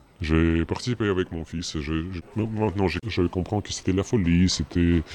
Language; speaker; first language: French; non-native, fluent; Russian